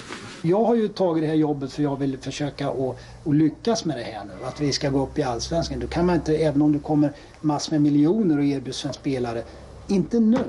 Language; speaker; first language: Swedish; native; Swedish